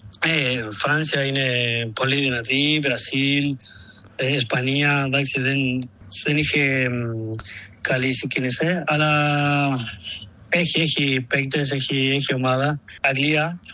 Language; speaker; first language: Greek; non-native, learner; Spanish